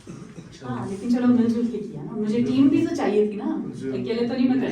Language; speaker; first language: Urdu; native; Urdu